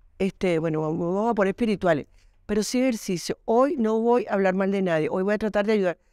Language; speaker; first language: Spanish; native; Spanish